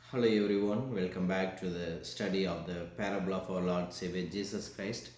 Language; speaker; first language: English; non-native, local second language; Tamil